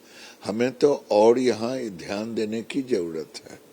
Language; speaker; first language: Hindi; native; Hindi